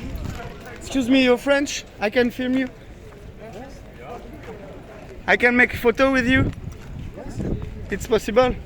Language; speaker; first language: English; non-native, learner; French